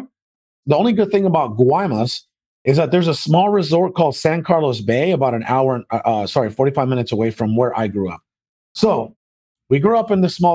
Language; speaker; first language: English; early bilingual, other home language; Spanish